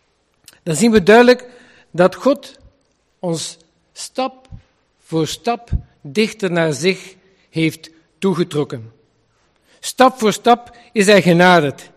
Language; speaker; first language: Dutch; native; Dutch